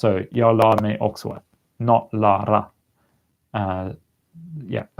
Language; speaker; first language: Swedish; non-native, learner; English